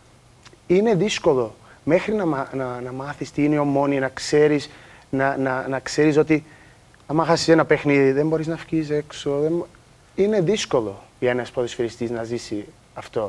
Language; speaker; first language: Greek; non-native, learner; Portuguese